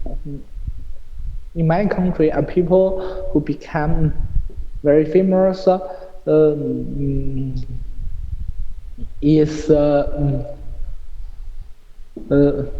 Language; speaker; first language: English; non-native, learner; Chinese